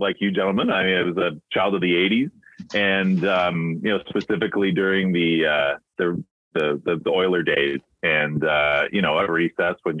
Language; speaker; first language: English; native; English